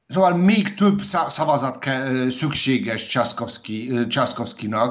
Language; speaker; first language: Hungarian; non-native, fluent; Polish